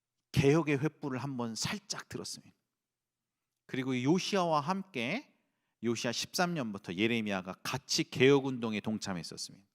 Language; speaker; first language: Korean; native; Korean